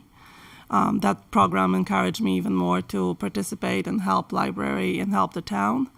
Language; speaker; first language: English; non-native, fluent; Polish